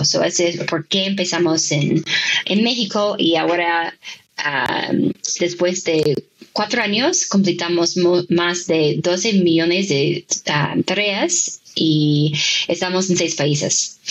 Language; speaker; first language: Spanish; non-native, fluent; English